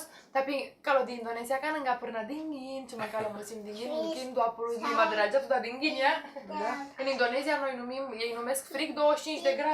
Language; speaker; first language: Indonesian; non-native, fluent; Romanian